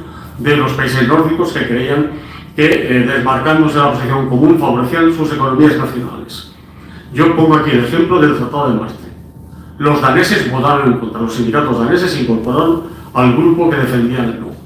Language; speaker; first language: Spanish; native; Spanish